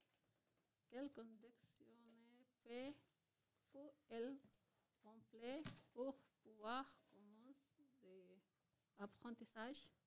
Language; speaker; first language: French; non-native, learner; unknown